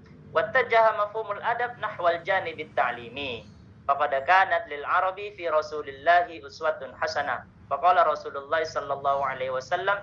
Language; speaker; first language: Arabic; non-native, learner; Indonesian